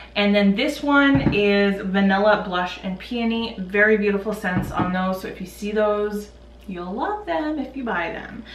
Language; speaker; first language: English; native; English